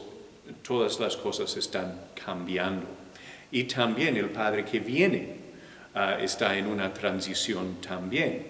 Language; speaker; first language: Spanish; non-native, fluent; English